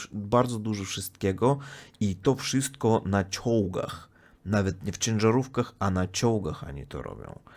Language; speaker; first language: Polish; non-native, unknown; Russian